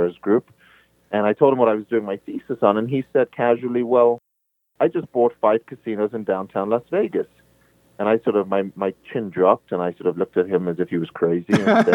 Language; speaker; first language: English; native; English